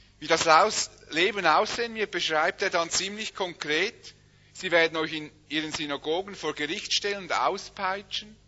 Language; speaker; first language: German; native; German